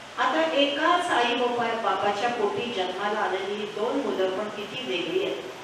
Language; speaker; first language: Marathi; non-native, local second language; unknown